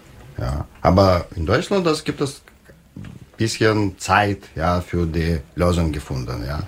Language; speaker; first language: German; non-native, learner; Russian